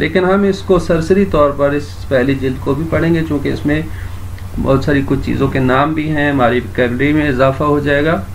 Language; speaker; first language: Urdu; native; Urdu